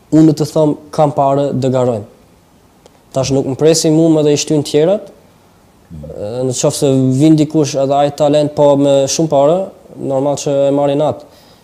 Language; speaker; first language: Albanian; early bilingual, heritage; Albanian